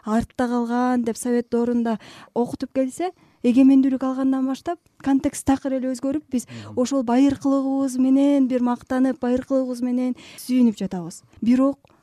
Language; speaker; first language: Kyrgyz; native; Kyrgyz